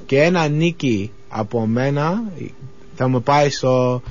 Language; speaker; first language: Greek; early bilingual, other home language; English